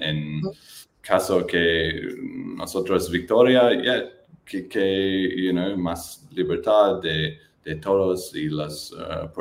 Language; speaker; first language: Spanish; non-native, learner; English